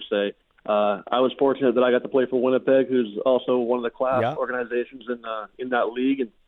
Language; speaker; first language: English; native; English